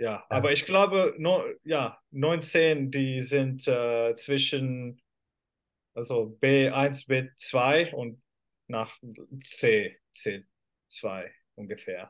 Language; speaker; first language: German; non-native, fluent; Finnish